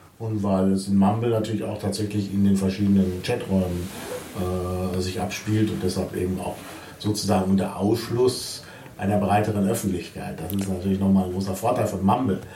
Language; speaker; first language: German; native; German